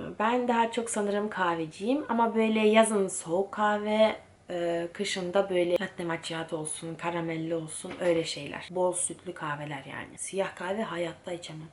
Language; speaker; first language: Turkish; early bilingual, heritage; Turkish